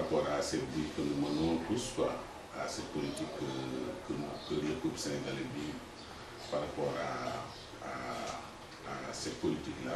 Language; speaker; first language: French; non-native, local second language; Wolof